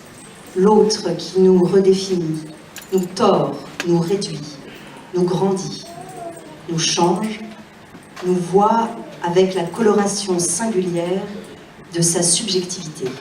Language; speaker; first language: French; native; French